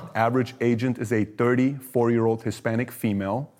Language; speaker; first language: English; early bilingual, other home language; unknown